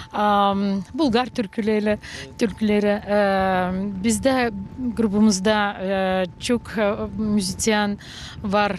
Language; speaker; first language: Turkish; non-native, learner; Gagauz